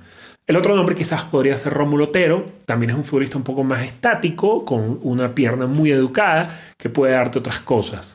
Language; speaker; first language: Spanish; native; Spanish